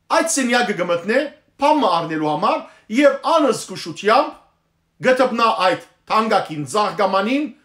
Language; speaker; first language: Armenian; early bilingual, heritage; Armenian